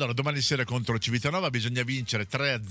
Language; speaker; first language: Italian; native; Italian